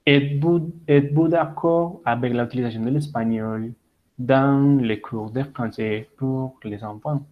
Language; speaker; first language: French; non-native, learner; Spanish